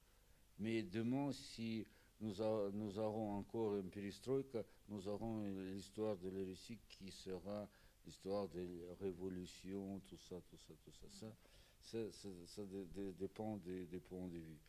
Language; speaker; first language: French; non-native, fluent; Russian